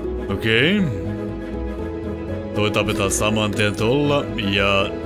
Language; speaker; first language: Finnish; native; Finnish